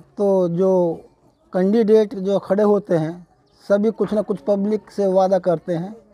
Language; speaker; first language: Hindi; native; Hindi